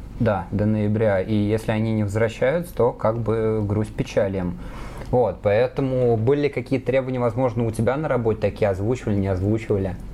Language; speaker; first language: Russian; native; Russian